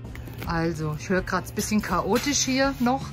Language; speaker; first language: German; native; German